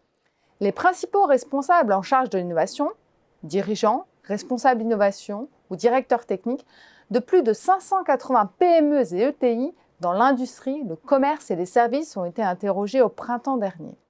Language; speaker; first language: French; native; French